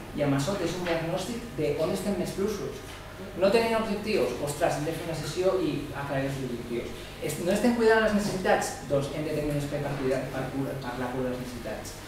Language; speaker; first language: Catalan; non-native, local second language; Spanish